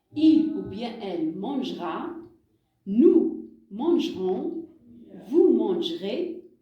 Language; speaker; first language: French; non-native, local second language; Arabic